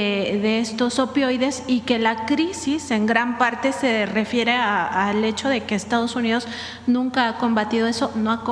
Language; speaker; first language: Spanish; native; Spanish